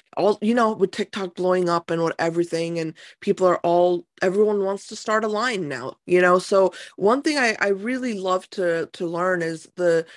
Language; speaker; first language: English; native; English